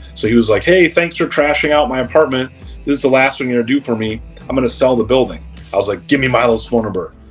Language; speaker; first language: English; native; English